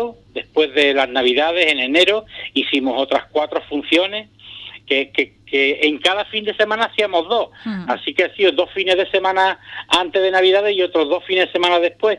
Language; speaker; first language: Spanish; native; Spanish